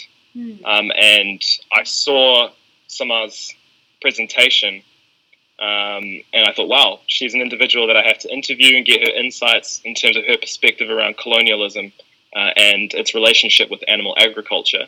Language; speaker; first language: English; native; English